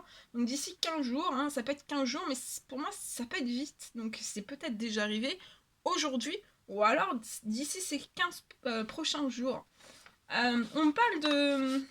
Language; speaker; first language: French; native; French